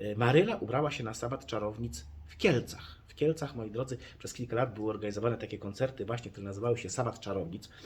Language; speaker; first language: Polish; native; Polish